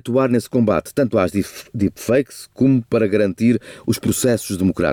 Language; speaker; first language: Portuguese; native; Portuguese